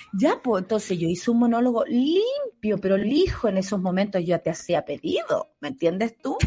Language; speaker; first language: Spanish; native; Spanish